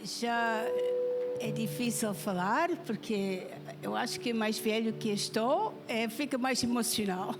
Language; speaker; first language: Portuguese; non-native, fluent; English